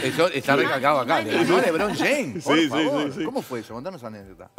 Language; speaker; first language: Spanish; native; Spanish